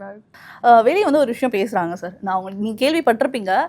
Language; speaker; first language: Tamil; native; Tamil